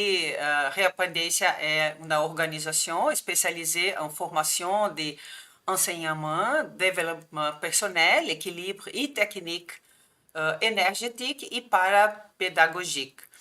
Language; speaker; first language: French; non-native, fluent; Portuguese